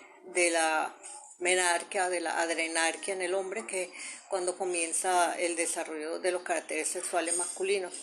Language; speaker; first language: Spanish; native; Spanish